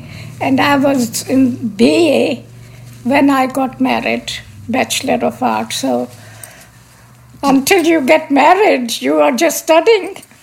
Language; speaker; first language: English; non-native, local second language; Punjabi